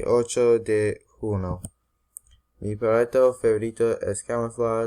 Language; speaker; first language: Spanish; non-native, learner; English